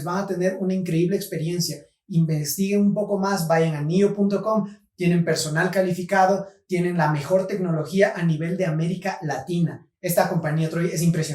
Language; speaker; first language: Spanish; native; Spanish